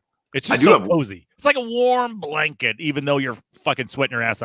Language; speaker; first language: English; native; English